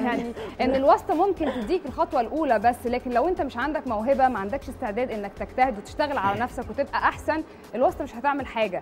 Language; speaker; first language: Arabic; native; Arabic